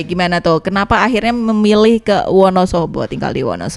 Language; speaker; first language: Indonesian; native; Indonesian